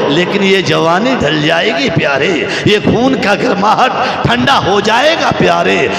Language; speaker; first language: Urdu; non-native, local second language; Bangla